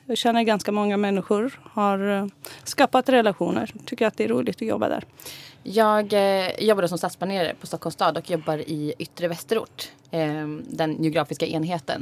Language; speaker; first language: Swedish; native; Swedish